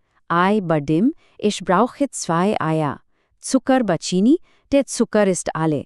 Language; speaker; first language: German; non-native, fluent; Bangla